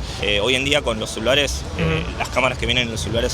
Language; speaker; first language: Spanish; native; Spanish